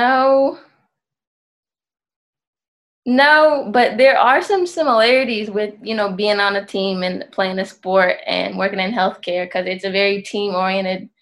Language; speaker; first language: English; native; English